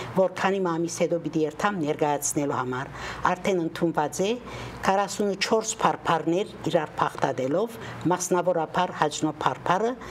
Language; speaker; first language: Armenian; native; Armenian